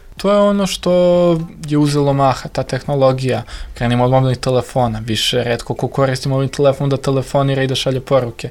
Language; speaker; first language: Serbian; native; Serbian